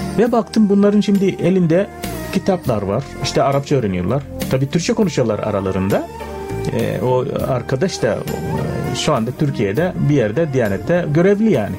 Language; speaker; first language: Turkish; non-native, fluent; Arabic